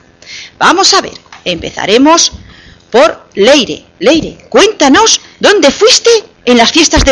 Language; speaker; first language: Spanish; native; Spanish